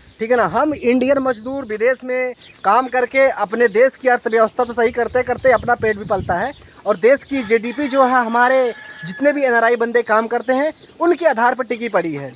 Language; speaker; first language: Hindi; native; Hindi